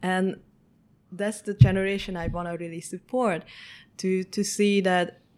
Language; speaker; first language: English; early bilingual, heritage; Hungarian